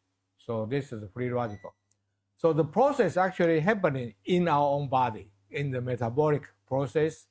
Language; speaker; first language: English; non-native, fluent; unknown